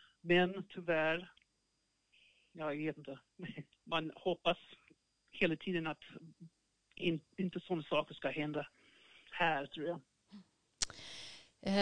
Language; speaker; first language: Swedish; non-native, fluent; English